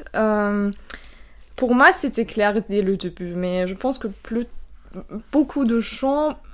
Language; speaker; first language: French; non-native, fluent; German